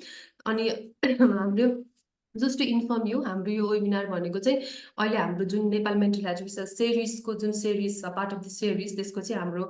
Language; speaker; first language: Nepali; native; Nepali